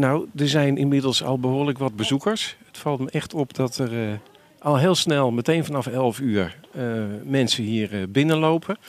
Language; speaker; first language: Dutch; native; Dutch